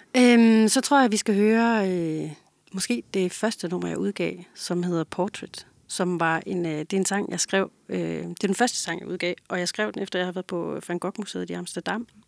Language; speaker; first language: Danish; native; Danish